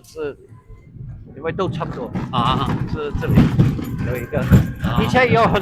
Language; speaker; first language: Chinese; non-native, fluent; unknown